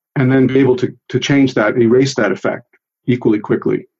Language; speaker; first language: English; early bilingual, other home language; Italian